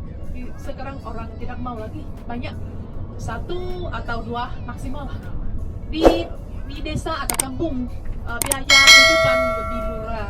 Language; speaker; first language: Indonesian; non-native, fluent; Vietnamese